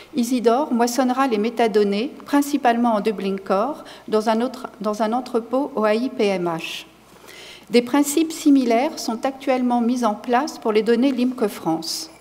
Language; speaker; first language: French; native; French